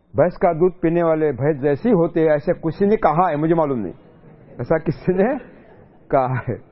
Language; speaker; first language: Hindi; non-native, local second language; Marathi